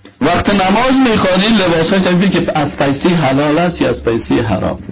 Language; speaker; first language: Persian; native; Persian